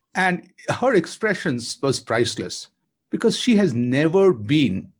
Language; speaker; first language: English; non-native, local second language; Bangla